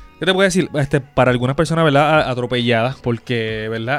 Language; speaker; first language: Spanish; native; Spanish